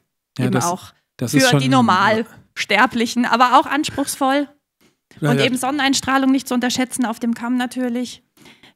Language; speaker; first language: German; native; German